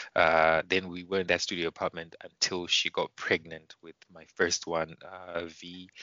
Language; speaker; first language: English; non-native, local second language; Shona